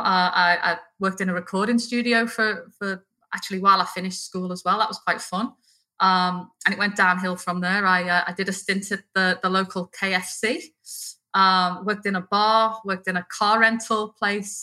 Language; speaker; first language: English; native; English